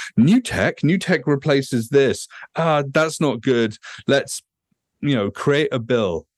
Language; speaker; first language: English; native; English